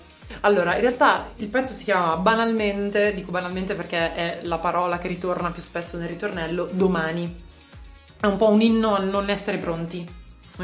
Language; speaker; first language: Italian; native; Italian